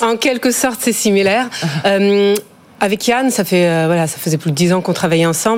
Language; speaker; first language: French; non-native, fluent; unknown